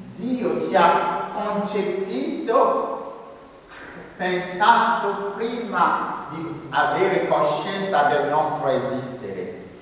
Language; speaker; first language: Italian; non-native, fluent; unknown